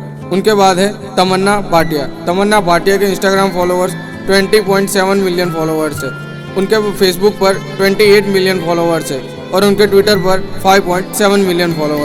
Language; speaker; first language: Hindi; native; Hindi